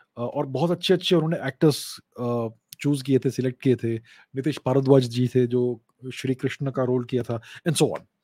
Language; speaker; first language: Hindi; non-native, local second language; Gujarati